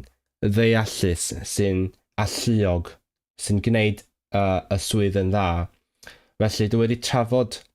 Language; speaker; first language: Welsh; non-native, fluent; Cantonese